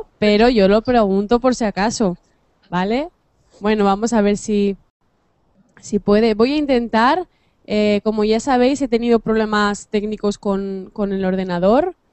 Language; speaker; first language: Spanish; native; Spanish